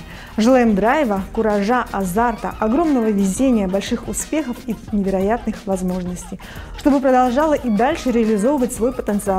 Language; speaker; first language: Russian; native; Russian